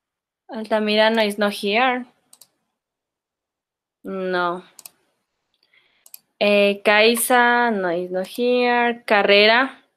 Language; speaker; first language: English; non-native, local second language; Spanish